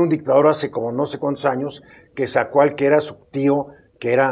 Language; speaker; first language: Spanish; native; Spanish